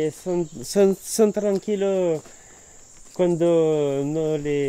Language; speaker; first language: Spanish; non-native, fluent; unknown